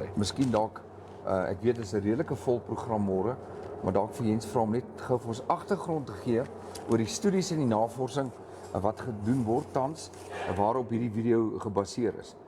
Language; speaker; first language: Afrikaans; native; Afrikaans